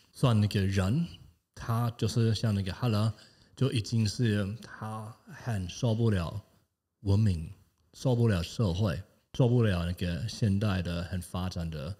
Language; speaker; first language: Chinese; non-native, fluent; German